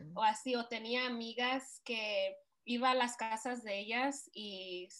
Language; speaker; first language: Spanish; early bilingual, heritage; Spanish